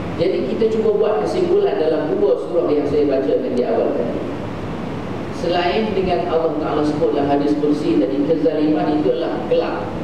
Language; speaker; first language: Malay; native; Malay